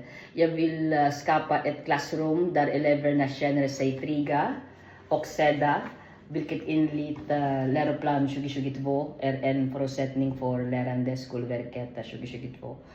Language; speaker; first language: Swedish; non-native, learner; Filipino